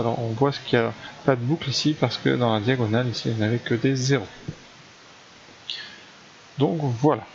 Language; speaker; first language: French; native; French